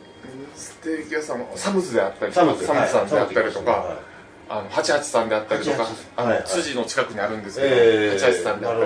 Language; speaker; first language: Japanese; native; Japanese